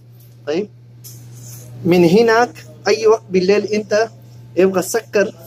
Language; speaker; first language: Arabic; non-native, learner; Urdu